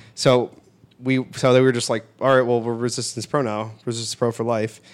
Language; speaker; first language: English; native; English